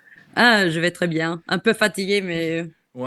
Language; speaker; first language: French; non-native, fluent; English